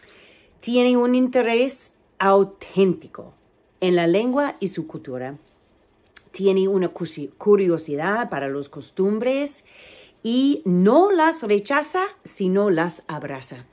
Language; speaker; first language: Spanish; non-native, fluent; English